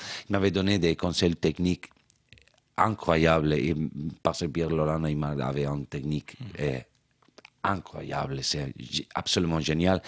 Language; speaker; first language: French; non-native, fluent; Spanish